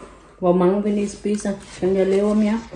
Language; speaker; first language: Danish; non-native, learner; Thai